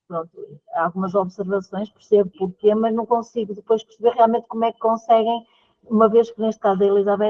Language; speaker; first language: Portuguese; native; Portuguese